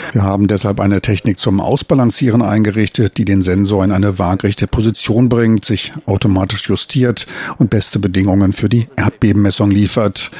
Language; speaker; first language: German; native; German